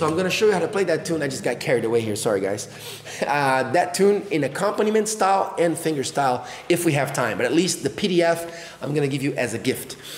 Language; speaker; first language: English; non-native, fluent; Portuguese